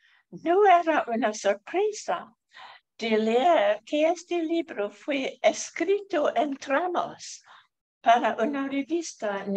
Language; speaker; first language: Spanish; non-native, fluent; English